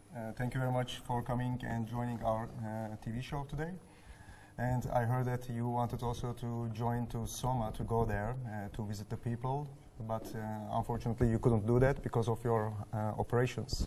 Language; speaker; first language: English; non-native, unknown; Turkish